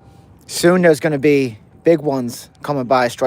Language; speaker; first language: English; native; English